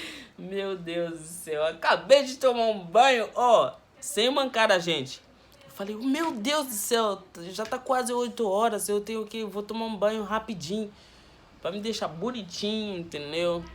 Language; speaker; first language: Portuguese; non-native, learner; Haitian Creole